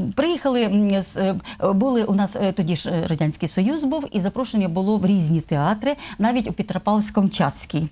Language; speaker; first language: Ukrainian; native; Ukrainian